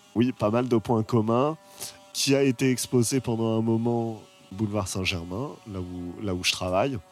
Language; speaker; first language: French; native; French